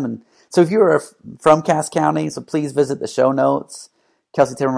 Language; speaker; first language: English; native; English